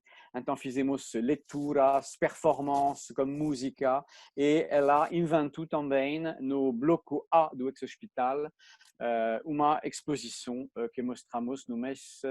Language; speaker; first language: Portuguese; non-native, fluent; French